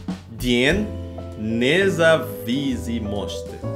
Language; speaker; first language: Russian; non-native, learner; Indonesian